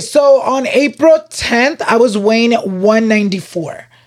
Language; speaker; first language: English; early bilingual, other home language; Spanish